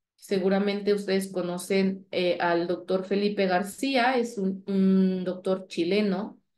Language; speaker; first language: Spanish; native; Spanish